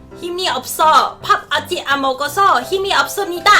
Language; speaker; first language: Korean; non-native, learner; Cantonese